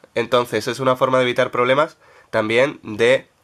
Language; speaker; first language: Spanish; native; Spanish